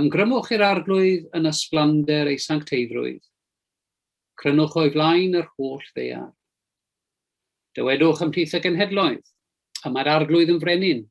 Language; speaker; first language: Welsh; native; Welsh